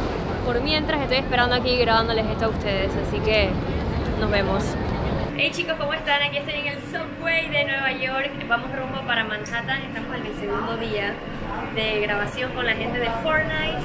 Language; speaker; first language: Spanish; native; Spanish